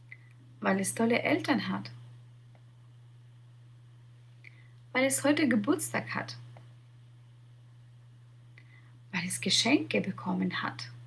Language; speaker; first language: German; non-native, fluent; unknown